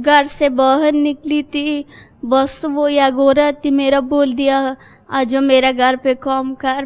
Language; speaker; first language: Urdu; non-native, learner; Persian